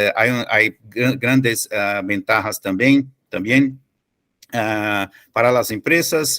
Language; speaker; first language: Spanish; non-native, fluent; Portuguese